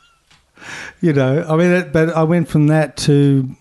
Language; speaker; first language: English; native; English